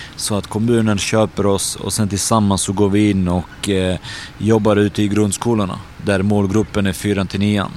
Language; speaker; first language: Swedish; early bilingual, other home language; Bosnian